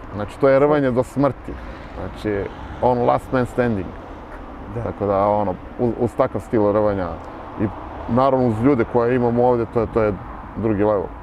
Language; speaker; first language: Serbian; native; Serbian